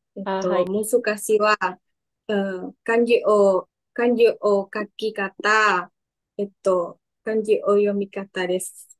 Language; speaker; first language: Japanese; non-native, learner; Indonesian